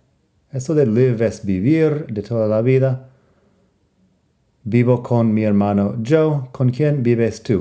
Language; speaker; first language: Spanish; non-native, fluent; English